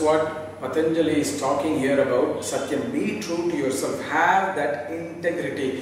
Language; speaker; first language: English; non-native, local second language; Tamil